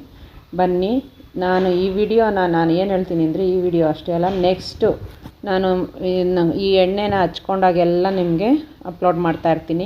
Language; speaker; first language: Kannada; native; Kannada